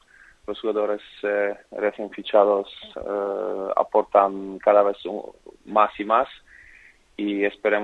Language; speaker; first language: Spanish; non-native, fluent; Polish